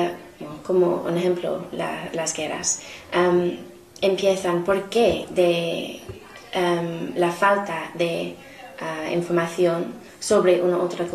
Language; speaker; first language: Spanish; non-native, learner; English